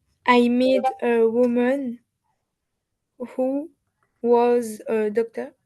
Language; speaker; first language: English; non-native, learner; French